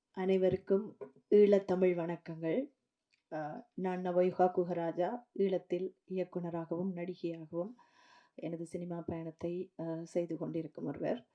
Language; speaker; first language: Tamil; native; Tamil